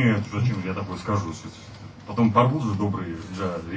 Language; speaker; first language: Russian; native; Russian